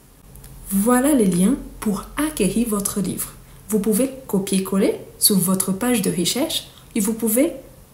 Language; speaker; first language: French; native; French